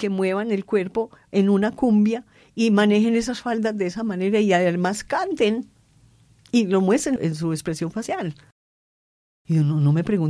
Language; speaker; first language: Spanish; native; Spanish